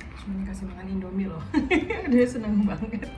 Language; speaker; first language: Indonesian; native; Indonesian